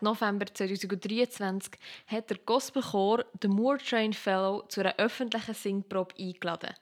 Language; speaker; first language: German; native; German